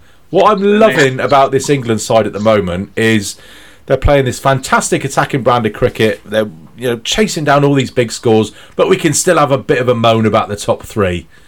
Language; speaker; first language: English; native; English